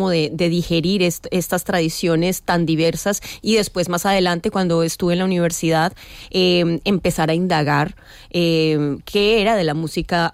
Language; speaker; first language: Spanish; native; Spanish